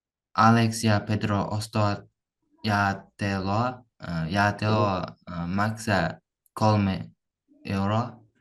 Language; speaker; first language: Finnish; non-native, learner; Uzbek